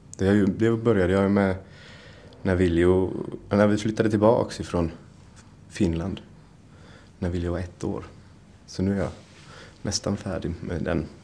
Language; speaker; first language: Swedish; native; Swedish